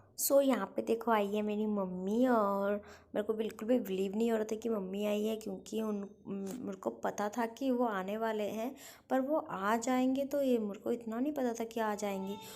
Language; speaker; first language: Hindi; non-native, local second language; Bangla